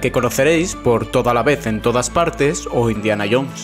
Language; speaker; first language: Spanish; native; Spanish